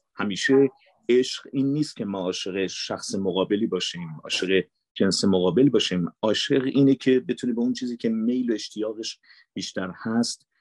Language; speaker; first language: Persian; native; Persian